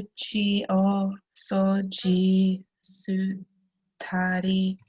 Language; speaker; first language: Japanese; non-native, learner; English